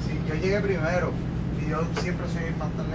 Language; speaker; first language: Spanish; native; Spanish